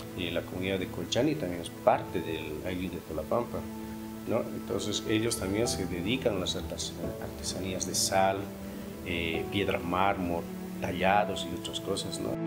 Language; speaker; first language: Spanish; native; Spanish